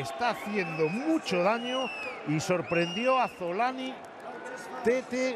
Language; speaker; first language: Spanish; native; Spanish